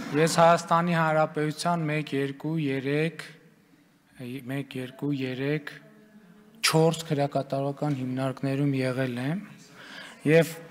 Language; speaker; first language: Armenian; native; Armenian